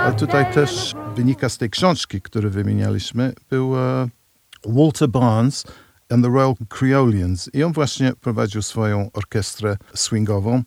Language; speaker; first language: Polish; non-native, fluent; English